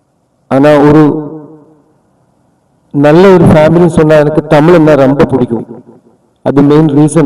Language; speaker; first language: Tamil; non-native, learner; Malayalam